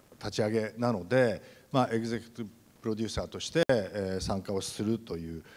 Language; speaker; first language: Japanese; native; Japanese